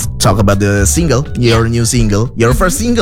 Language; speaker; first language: English; non-native, fluent; Indonesian